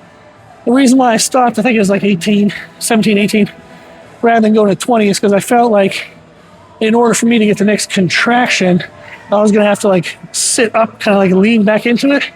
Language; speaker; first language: English; native; English